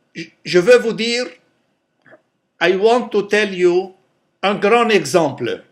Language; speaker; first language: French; non-native, local second language; Arabic